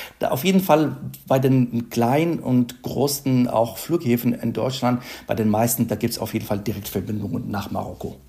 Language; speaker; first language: German; non-native, fluent; Arabic